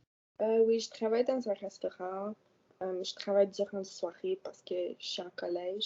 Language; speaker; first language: French; non-native, local second language; English